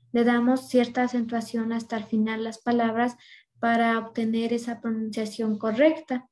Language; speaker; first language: Spanish; non-native, local second language; Nahuatl languages